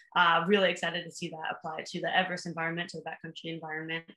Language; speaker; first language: English; native; English